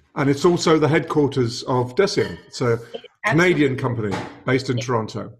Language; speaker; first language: English; native; English